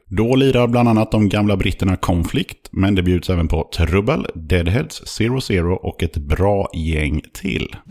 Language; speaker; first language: Swedish; native; Swedish